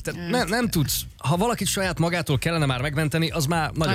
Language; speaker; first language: Hungarian; native; Hungarian